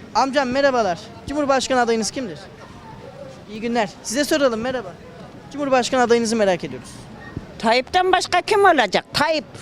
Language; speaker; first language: Turkish; native; Turkish